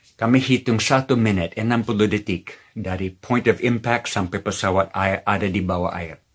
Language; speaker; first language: Indonesian; non-native, fluent; English